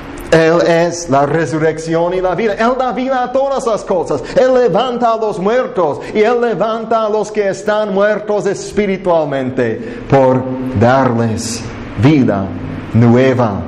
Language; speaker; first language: Spanish; non-native, fluent; English